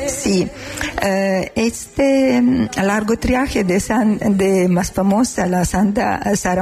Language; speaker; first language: Spanish; non-native, learner; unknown